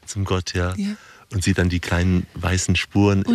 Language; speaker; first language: German; native; German